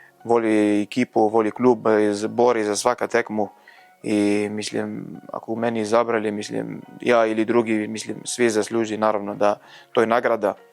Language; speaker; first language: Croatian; non-native, learner; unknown